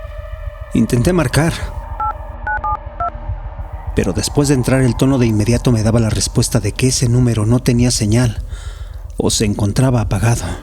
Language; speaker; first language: Spanish; native; Spanish